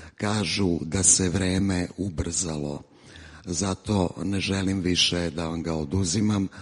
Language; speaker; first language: Serbian; native; Serbian